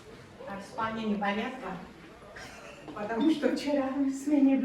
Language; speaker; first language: Russian; non-native, local second language; Georgian